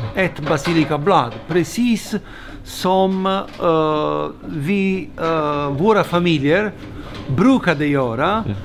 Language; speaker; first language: Swedish; non-native, fluent; Italian